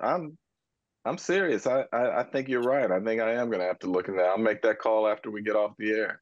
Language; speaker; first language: English; native; English